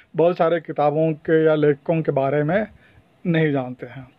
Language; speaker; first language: Hindi; non-native, local second language; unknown